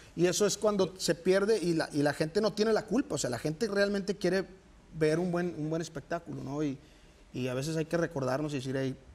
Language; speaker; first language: Spanish; native; Spanish